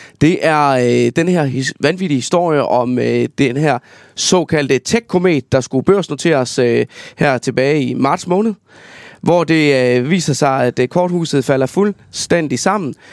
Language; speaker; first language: Danish; native; Danish